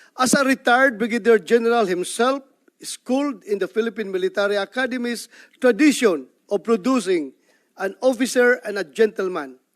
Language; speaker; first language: English; non-native, local second language; Cebuano